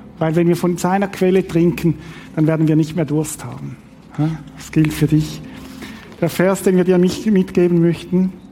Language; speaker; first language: German; native; German